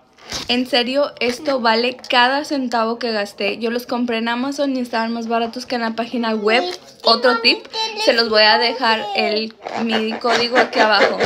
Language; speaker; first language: Spanish; native; Spanish